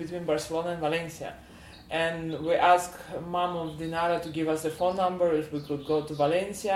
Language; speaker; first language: English; non-native, fluent; Russian